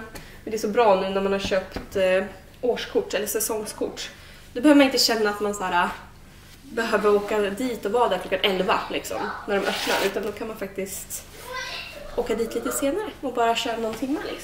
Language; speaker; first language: Swedish; native; Swedish